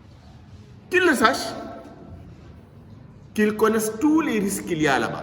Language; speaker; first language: French; non-native, local second language; Wolof